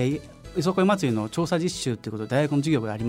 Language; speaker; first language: Japanese; native; Japanese